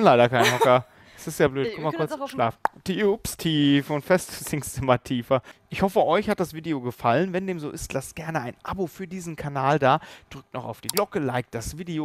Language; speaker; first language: German; native; German